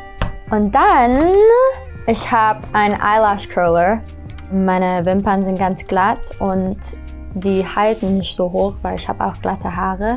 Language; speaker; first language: German; early bilingual, heritage; English